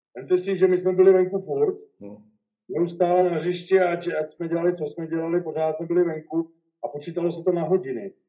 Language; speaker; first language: Czech; native; Czech